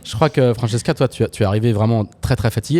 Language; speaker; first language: French; native; French